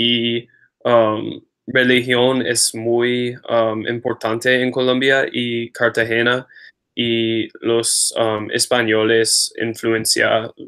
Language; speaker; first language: Spanish; non-native, learner; English